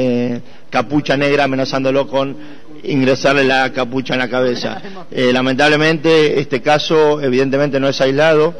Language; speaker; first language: Spanish; native; Spanish